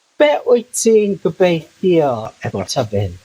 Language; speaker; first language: Welsh; non-native, learner; English